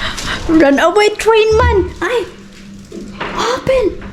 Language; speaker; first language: English; non-native, local second language; Cebuano